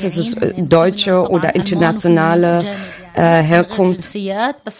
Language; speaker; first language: German; non-native, learner; Arabic